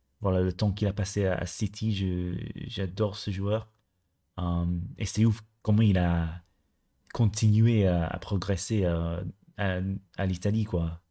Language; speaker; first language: French; native; French